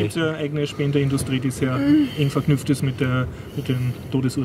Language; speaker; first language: German; native; German